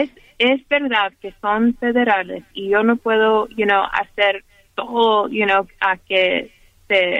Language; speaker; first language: Spanish; early bilingual, heritage; Spanish